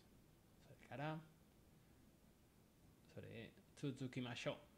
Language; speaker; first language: Japanese; non-native, fluent; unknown